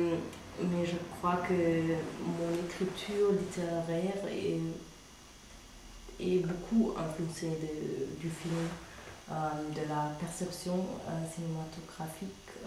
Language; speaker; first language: French; non-native, fluent; German